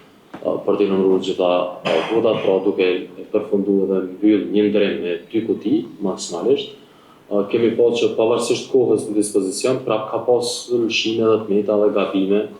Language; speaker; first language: Albanian; native; Albanian